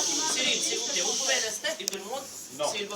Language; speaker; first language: French; non-native, learner; Russian